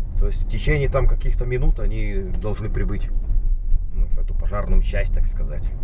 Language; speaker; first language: Russian; native; Russian